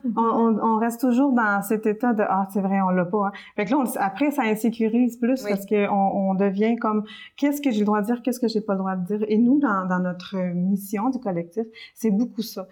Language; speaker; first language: French; early bilingual, other home language; Spanish